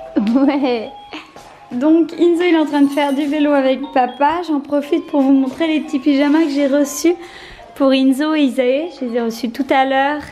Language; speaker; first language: French; native; French